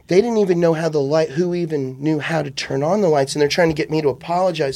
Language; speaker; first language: English; native; English